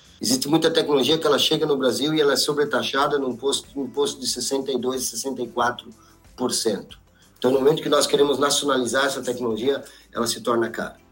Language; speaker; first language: Portuguese; native; Portuguese